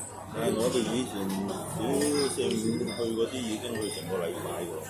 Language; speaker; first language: Cantonese; native; Cantonese